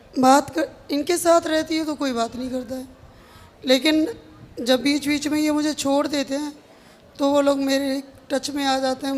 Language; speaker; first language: Hindi; native; Hindi